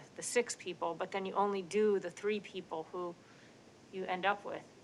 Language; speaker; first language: English; native; English